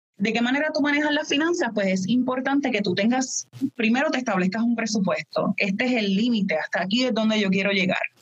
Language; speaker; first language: Spanish; native; Spanish